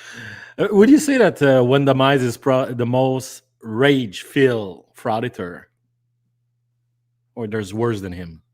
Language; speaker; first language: English; non-native, fluent; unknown